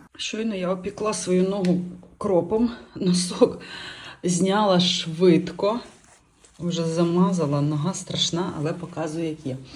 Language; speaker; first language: Ukrainian; non-native, local second language; Russian